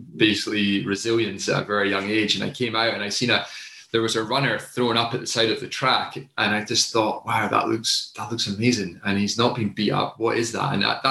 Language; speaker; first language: English; native; English